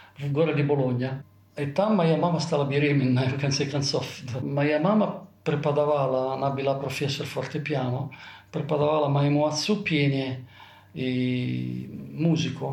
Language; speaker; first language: Russian; non-native, fluent; Italian